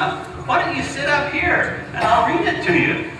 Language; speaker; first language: English; native; English